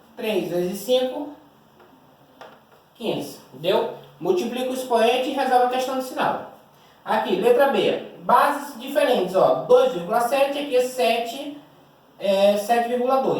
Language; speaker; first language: Portuguese; native; Portuguese